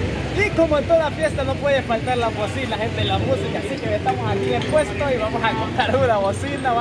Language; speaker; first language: Spanish; native; Spanish